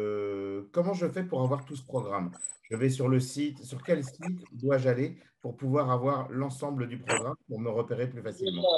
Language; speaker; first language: French; native; French